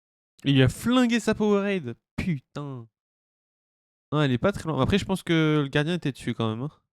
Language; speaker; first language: French; native; French